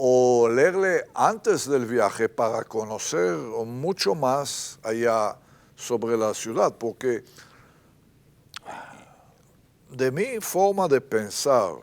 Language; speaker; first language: Spanish; non-native, fluent; Hebrew